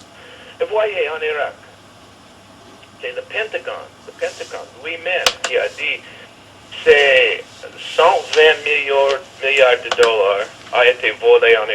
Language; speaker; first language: French; non-native, fluent; English